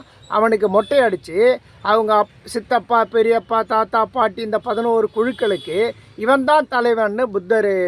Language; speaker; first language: Tamil; native; Tamil